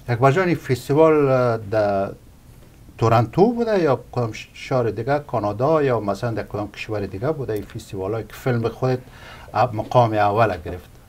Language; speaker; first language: Persian; native; Persian